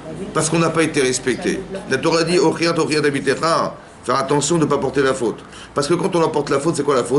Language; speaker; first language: French; native; French